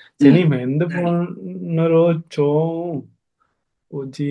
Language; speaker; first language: Korean; non-native, learner; Sinhala